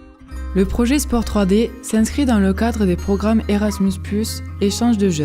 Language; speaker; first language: French; native; French